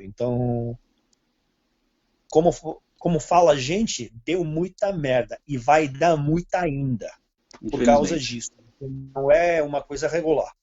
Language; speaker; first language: Portuguese; non-native, fluent; Serbian